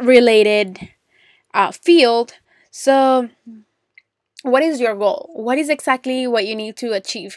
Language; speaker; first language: English; non-native, fluent; Spanish